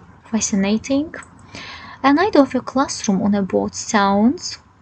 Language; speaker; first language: English; non-native, fluent; Azerbaijani